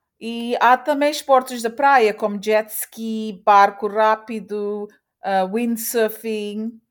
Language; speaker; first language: Portuguese; early bilingual, heritage; Portuguese